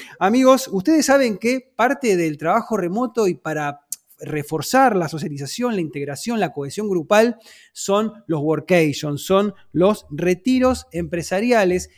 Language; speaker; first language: Spanish; native; Spanish